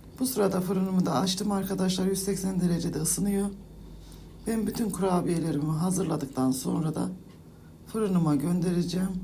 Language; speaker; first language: Turkish; native; Turkish